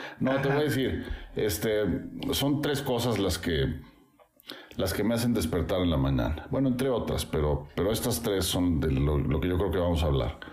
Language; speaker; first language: Spanish; native; Spanish